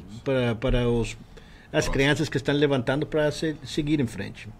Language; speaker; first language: Portuguese; non-native, learner; Spanish